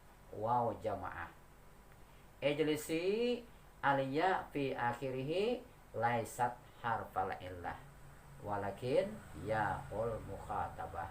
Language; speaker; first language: Arabic; non-native, fluent; Indonesian